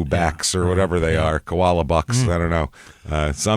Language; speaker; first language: English; native; English